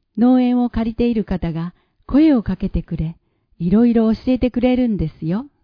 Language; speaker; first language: Japanese; native; Japanese